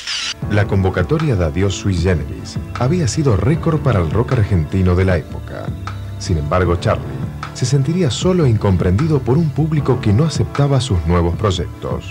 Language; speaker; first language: Spanish; native; Spanish